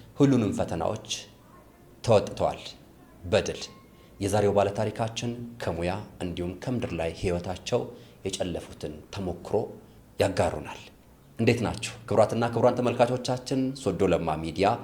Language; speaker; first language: Amharic; native; Amharic